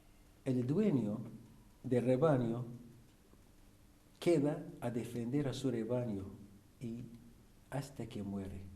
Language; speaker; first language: Spanish; non-native, fluent; Arabic